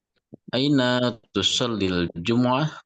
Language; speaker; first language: Arabic; non-native, learner; Indonesian